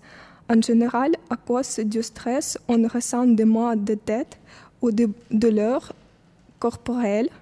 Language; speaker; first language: French; non-native, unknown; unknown